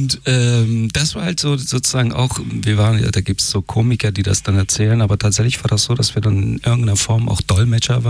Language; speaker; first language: German; early bilingual, other home language; Persian